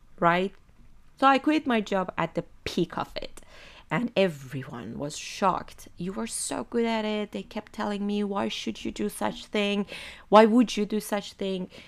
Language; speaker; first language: English; non-native, fluent; Persian